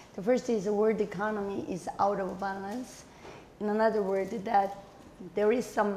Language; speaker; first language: English; non-native, fluent; Korean